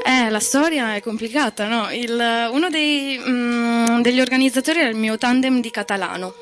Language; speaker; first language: Italian; native; Italian